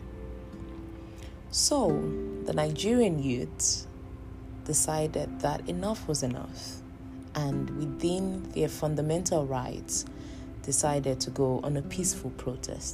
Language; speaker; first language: English; non-native, local second language; Yoruba